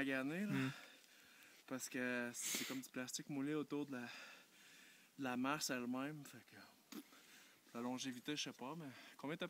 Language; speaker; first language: French; native; French